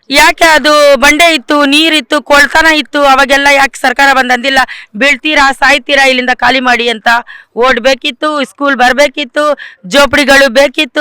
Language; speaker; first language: Kannada; non-native, local second language; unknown